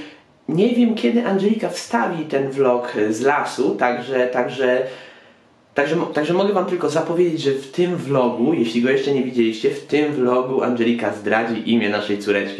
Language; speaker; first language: Polish; native; Polish